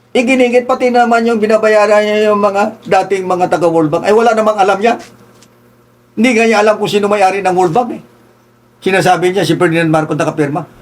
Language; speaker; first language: Filipino; non-native, local second language; Tausug